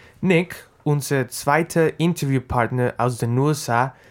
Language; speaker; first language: German; non-native, learner; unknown